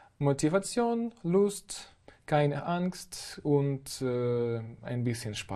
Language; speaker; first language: German; non-native, fluent; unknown